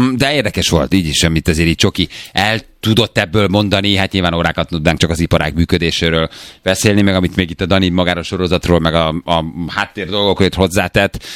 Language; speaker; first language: Hungarian; native; Hungarian